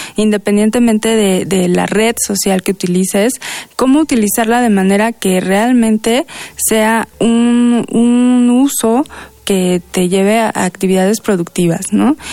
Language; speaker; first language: Spanish; native; Spanish